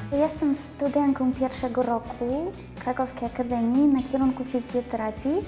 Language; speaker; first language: Polish; non-native, learner; Ukrainian